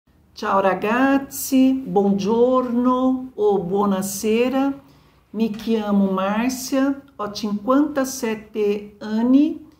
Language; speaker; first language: Italian; non-native, learner; Portuguese